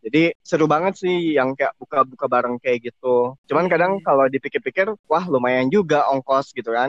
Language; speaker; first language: Indonesian; native; Indonesian